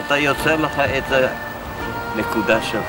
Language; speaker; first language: Hebrew; non-native, fluent; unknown